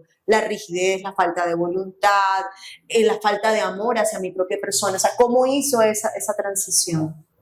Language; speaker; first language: Spanish; native; Spanish